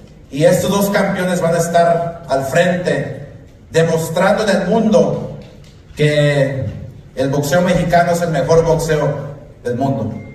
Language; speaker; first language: Spanish; early bilingual, heritage; Spanish